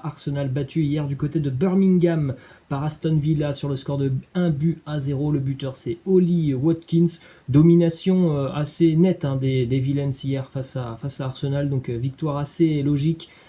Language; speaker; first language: French; native; French